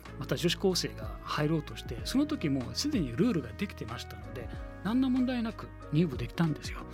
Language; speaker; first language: Japanese; non-native, fluent; Arabic